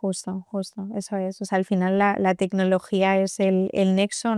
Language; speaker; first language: Spanish; native; Spanish